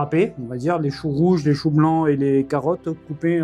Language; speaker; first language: French; native; French